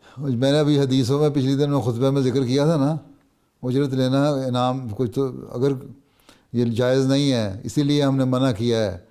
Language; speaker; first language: Urdu; native; Urdu